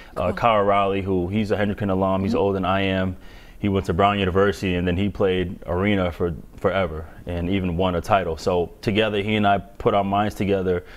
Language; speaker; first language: English; native; English